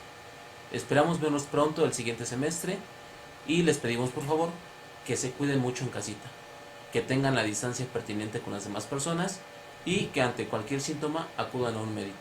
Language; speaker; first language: Spanish; native; Spanish